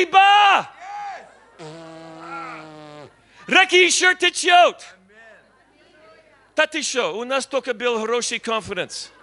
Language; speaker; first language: Russian; non-native, learner; English